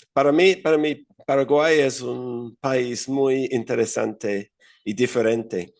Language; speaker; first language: Spanish; non-native, learner; English